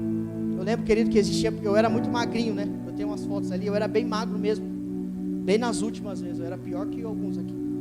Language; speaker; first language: Portuguese; native; Portuguese